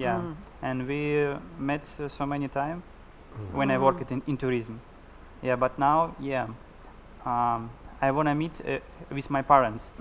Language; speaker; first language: English; non-native, learner; Russian